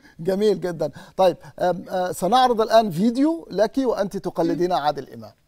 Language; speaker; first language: Arabic; native; Arabic